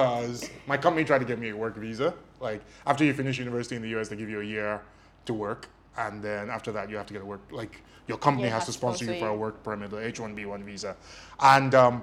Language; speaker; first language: English; non-native, local second language; Yoruba